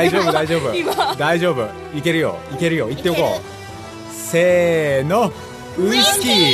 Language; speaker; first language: Japanese; native; Japanese